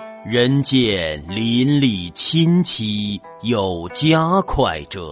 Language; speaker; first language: Chinese; native; Chinese